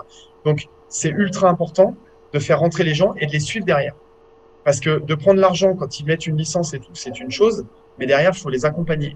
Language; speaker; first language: French; native; French